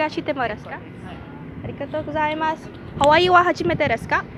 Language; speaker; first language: Japanese; non-native, learner; English